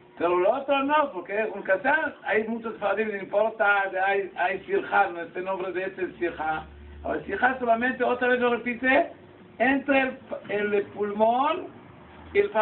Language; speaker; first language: Spanish; non-native, learner; Hebrew